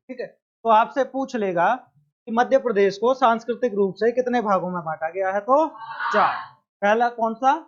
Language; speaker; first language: Hindi; native; Hindi